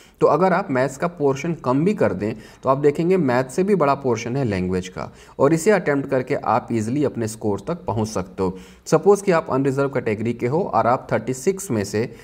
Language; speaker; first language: Hindi; native; Hindi